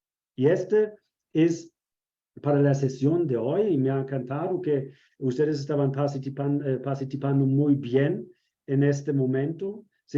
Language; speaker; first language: Spanish; non-native, fluent; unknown